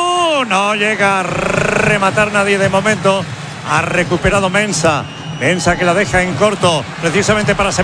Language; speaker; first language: Spanish; native; Spanish